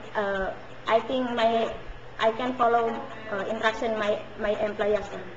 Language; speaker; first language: English; non-native, learner; Indonesian